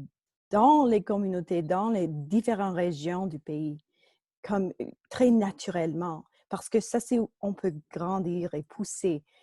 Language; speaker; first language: French; non-native, local second language; English